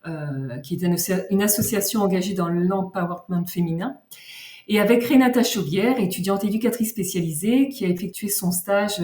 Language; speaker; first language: French; native; French